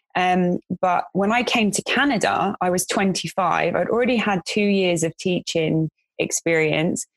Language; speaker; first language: English; native; English